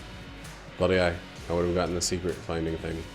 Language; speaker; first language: English; native; English